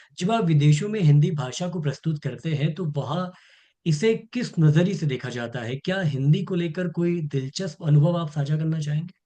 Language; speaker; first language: Hindi; native; Hindi